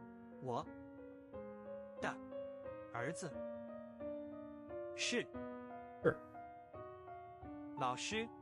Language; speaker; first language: Chinese; non-native, learner; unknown